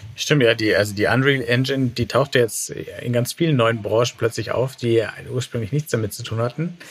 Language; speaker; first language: German; native; German